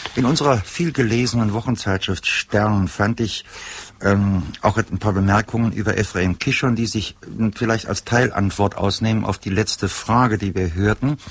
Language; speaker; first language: German; native; German